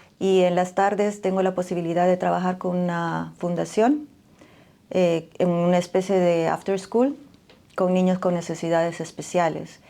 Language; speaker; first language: Spanish; native; Spanish